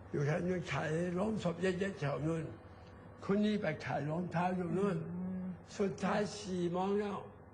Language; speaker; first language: Thai; non-native, learner; Chinese